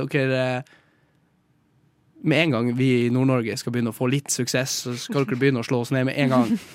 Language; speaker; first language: Norwegian; native; Norwegian